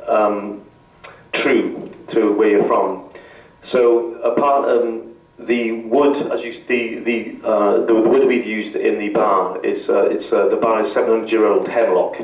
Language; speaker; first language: English; native; English